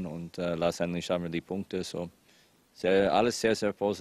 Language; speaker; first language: German; non-native, fluent; English